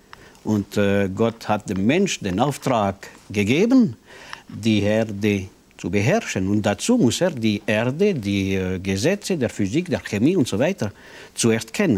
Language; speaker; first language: German; non-native, local second language; French